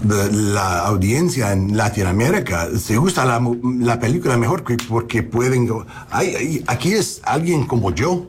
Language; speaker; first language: Spanish; non-native, learner; English